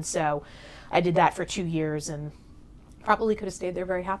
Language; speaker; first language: English; native; English